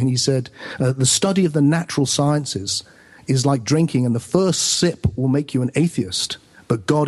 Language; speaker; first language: English; native; English